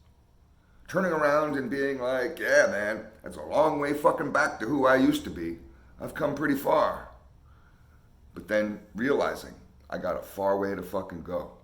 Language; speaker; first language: English; native; English